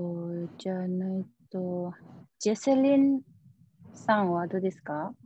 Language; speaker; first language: Japanese; non-native, learner; Indonesian